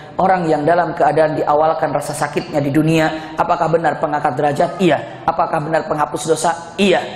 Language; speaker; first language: Indonesian; non-native, fluent; Sundanese